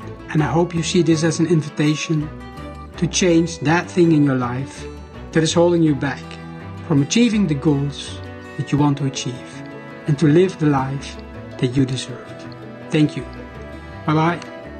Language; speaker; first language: English; non-native, fluent; Dutch